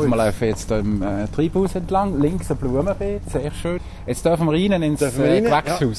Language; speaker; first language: German; native; German